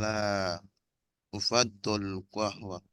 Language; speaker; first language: Arabic; non-native, learner; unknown